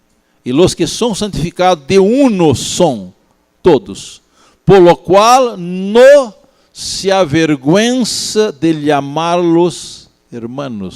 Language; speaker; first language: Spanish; non-native, learner; Portuguese